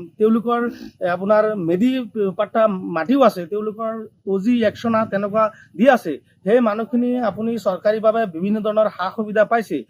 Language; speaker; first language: Assamese; non-native, local second language; Bangla